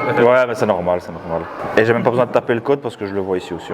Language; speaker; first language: French; native; French